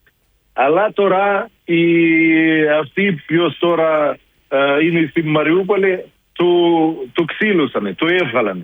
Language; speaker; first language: Greek; non-native, learner; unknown